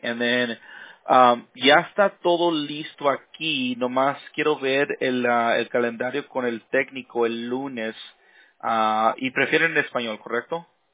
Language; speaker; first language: Spanish; early bilingual, heritage; Spanish